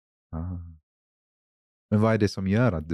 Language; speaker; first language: Swedish; non-native, fluent; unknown